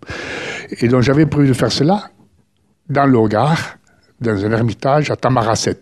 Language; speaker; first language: French; native; French